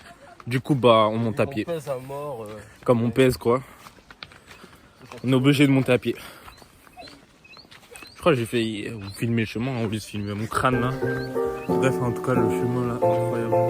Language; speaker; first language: French; native; French